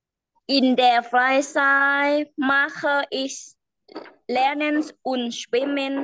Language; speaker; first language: German; non-native, learner; Lao